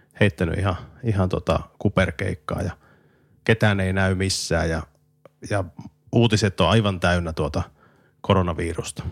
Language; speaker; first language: Finnish; native; Finnish